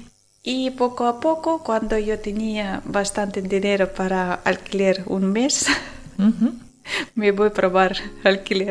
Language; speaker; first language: Spanish; non-native, learner; Ukrainian